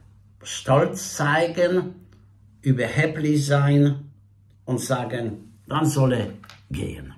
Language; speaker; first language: German; non-native, fluent; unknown